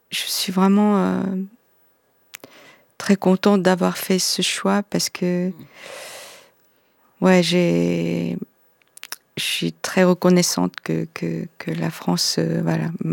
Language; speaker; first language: French; non-native, fluent; Korean